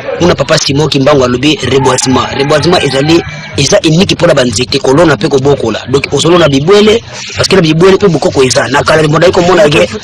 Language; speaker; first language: Lingala; non-native, local second language; Kongo